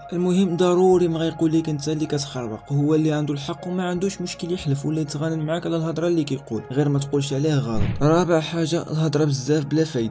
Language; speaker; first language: Arabic; native; Arabic